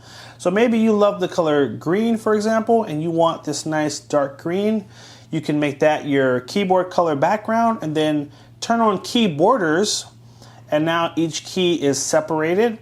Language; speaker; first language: English; native; English